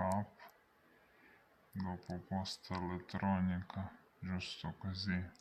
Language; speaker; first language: Italian; non-native, learner; Ukrainian